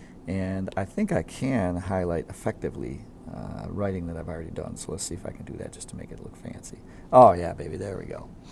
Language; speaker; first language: English; native; English